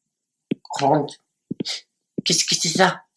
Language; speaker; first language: French; non-native, learner; Spanish